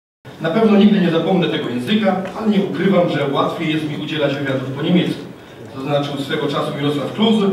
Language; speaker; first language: Polish; native; Polish